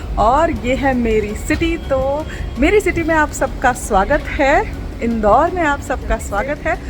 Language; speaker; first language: Hindi; native; Hindi